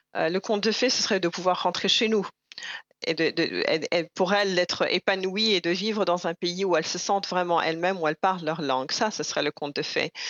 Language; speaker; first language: French; non-native, local second language; Rundi